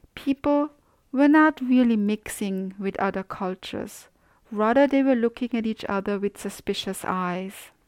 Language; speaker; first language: English; non-native, fluent; German